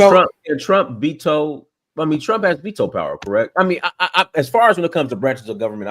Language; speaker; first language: English; native; English